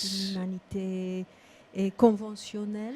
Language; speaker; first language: French; non-native, fluent; Spanish